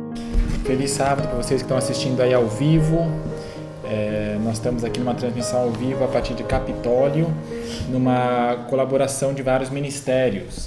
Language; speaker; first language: Portuguese; native; Portuguese